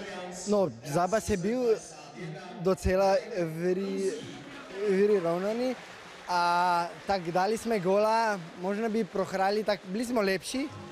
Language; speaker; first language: Czech; non-native, learner; Slovenian